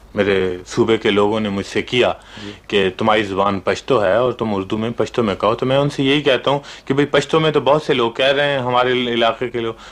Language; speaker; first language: Urdu; non-native, local second language; Pashto